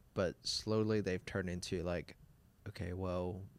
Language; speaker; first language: English; non-native, local second language; Cantonese